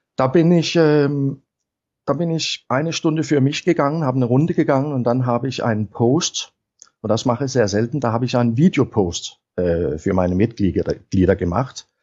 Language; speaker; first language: German; non-native, fluent; Danish